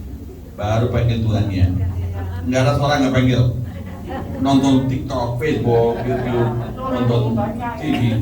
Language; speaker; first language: Indonesian; non-native, learner; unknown